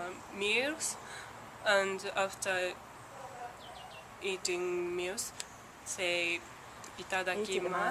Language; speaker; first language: English; non-native, learner; Japanese